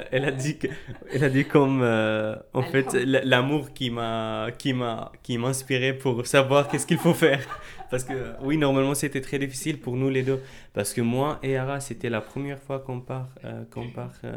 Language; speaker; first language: French; non-native, fluent; Arabic